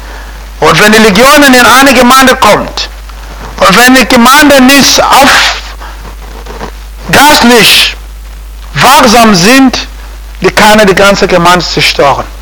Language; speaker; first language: German; non-native, fluent; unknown